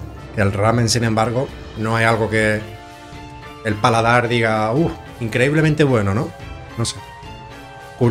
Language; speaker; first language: Spanish; native; Spanish